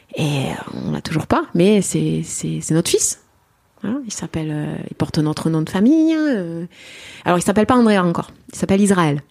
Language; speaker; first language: French; native; French